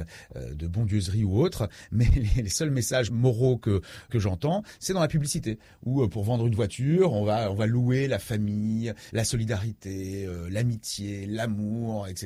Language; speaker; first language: French; native; French